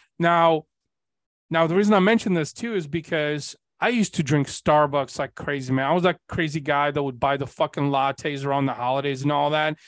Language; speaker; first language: English; early bilingual, other home language; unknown